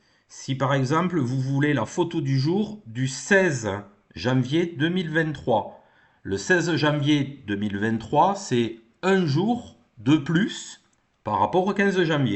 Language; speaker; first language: French; native; French